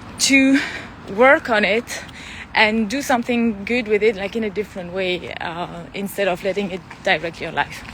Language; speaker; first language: English; non-native, fluent; French